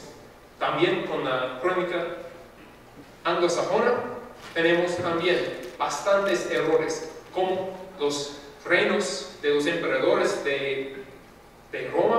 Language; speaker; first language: Spanish; non-native, fluent; English